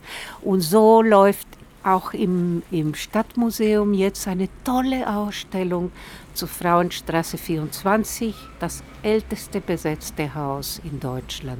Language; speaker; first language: German; non-native, fluent; Spanish